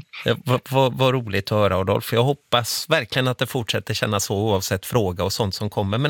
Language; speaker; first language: Swedish; native; Swedish